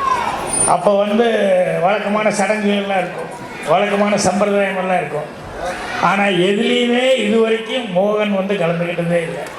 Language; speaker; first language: Tamil; native; Tamil